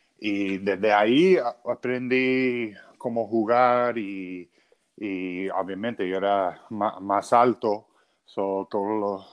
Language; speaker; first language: Spanish; non-native, fluent; English